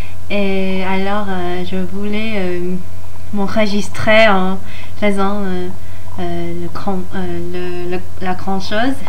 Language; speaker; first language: French; non-native, learner; English